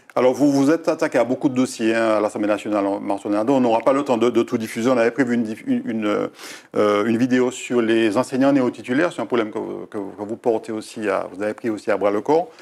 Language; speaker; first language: French; native; French